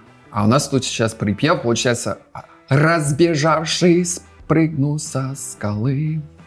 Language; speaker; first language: Russian; native; Russian